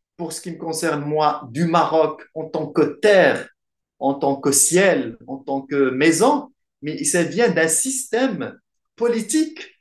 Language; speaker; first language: French; non-native, local second language; Arabic